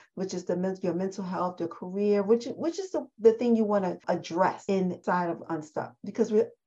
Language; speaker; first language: English; native; English